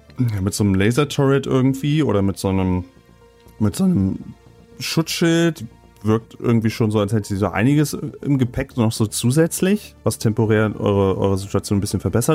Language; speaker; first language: German; native; German